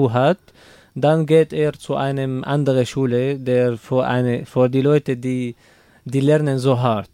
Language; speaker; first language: German; non-native, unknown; Arabic